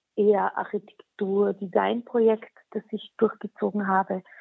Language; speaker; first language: German; non-native, local second language; Slovenian